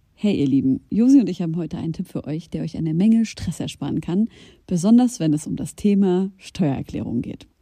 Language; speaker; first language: German; early bilingual, other home language; Arabic